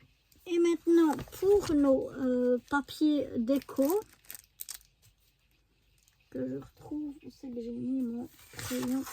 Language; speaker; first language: French; native; French